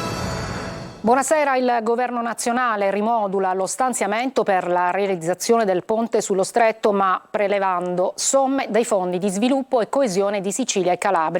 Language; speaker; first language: Italian; native; Italian